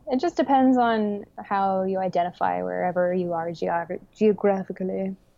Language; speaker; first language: English; native; English